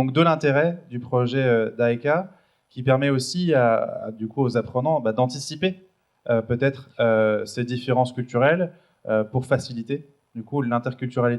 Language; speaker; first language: French; native; French